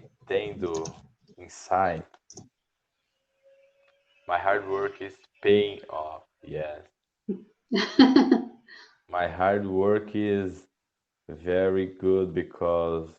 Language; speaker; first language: English; non-native, learner; Portuguese